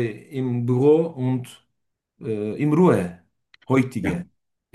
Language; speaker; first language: German; non-native, fluent; Turkish